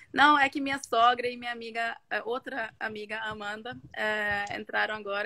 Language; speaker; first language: Portuguese; non-native, fluent; Norwegian